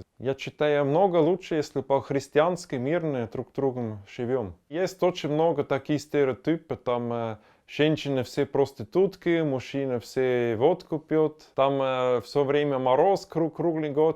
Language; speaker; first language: Russian; non-native, learner; German